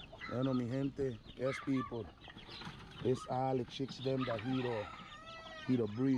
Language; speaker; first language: English; early bilingual, other home language; Spanish